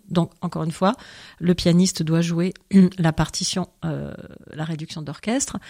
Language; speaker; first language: French; native; French